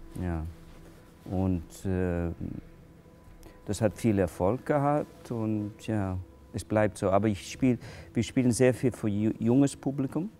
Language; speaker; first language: German; non-native, fluent; English